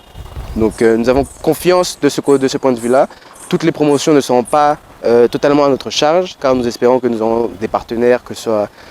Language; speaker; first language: French; non-native, local second language; Lingala